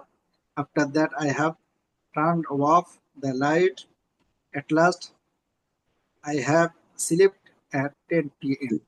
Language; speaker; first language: English; non-native, learner; Bangla